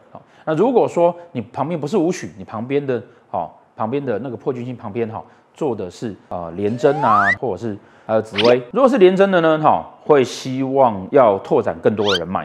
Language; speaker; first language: Chinese; native; Chinese